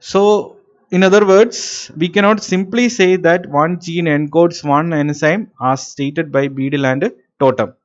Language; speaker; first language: English; non-native, local second language; Malayalam